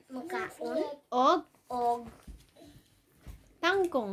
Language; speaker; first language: Cebuano; non-native, learner; English